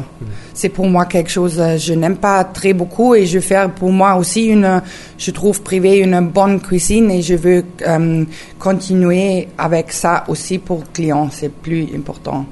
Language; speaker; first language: French; non-native, learner; German